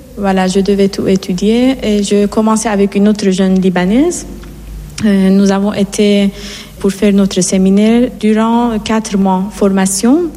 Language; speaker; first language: French; non-native, fluent; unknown